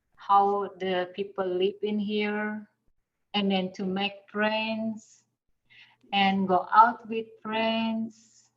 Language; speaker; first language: English; non-native, fluent; Indonesian